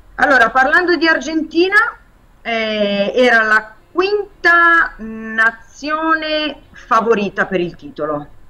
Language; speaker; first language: Italian; native; Italian